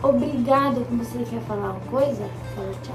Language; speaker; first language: Portuguese; early bilingual, heritage; English